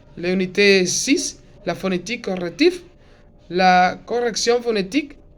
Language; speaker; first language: French; non-native, learner; Spanish